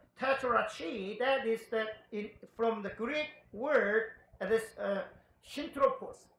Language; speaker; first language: English; non-native, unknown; Korean